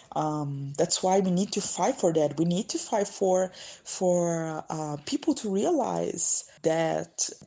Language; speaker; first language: English; non-native, fluent; Portuguese